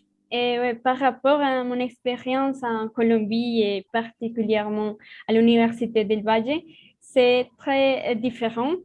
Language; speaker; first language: French; non-native, learner; Spanish